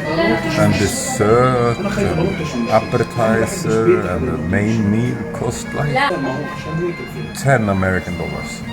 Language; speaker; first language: English; non-native, fluent; Swedish